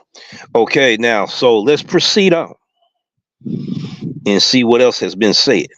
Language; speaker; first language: English; native; English